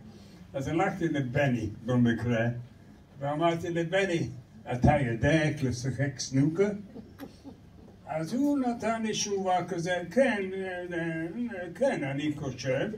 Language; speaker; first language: Hebrew; non-native, learner; English